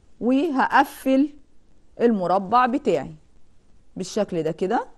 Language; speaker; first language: Arabic; native; Arabic